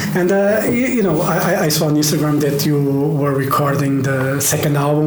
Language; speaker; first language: English; non-native, fluent; Portuguese